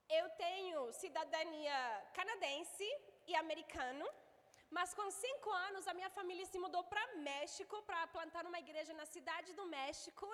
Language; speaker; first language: Portuguese; non-native, fluent; English